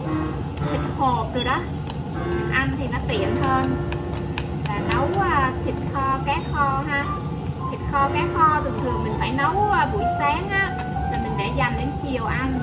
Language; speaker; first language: Vietnamese; native; Vietnamese